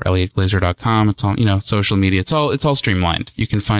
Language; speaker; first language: English; native; English